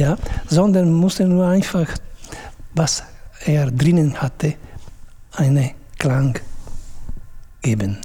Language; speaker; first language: German; non-native, fluent; Italian